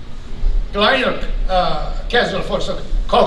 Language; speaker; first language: German; early bilingual, heritage; German